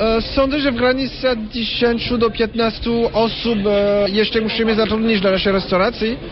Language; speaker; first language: Polish; non-native, fluent; French